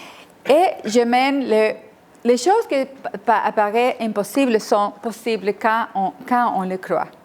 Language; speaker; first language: French; non-native, fluent; Spanish